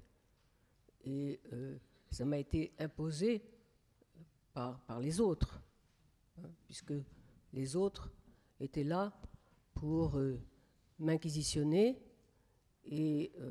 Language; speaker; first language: French; native; French